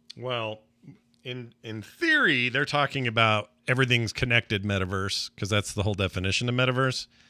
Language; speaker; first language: English; native; English